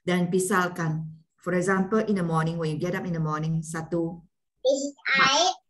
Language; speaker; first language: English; non-native, fluent; Malay